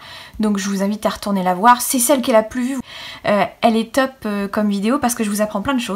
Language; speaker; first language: French; native; French